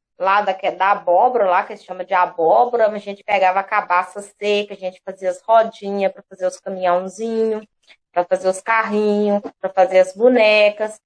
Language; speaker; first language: Portuguese; native; Portuguese